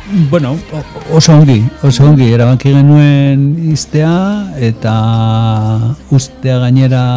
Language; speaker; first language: Basque; non-native, local second language; Spanish